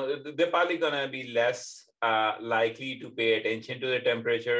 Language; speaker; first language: English; non-native, local second language; Urdu